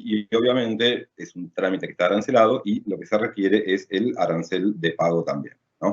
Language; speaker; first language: Spanish; native; Spanish